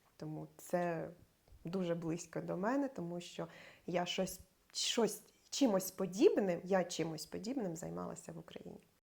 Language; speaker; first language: Ukrainian; native; Ukrainian